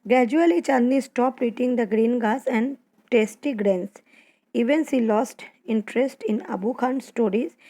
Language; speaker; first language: English; non-native, local second language; Gujarati